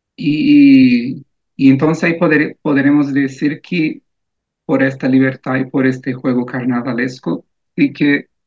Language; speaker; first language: Spanish; non-native, fluent; Portuguese